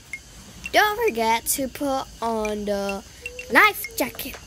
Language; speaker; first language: English; non-native, fluent; Indonesian